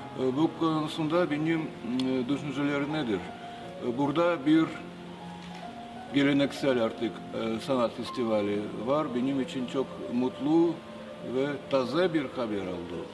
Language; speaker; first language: Turkish; non-native, fluent; Russian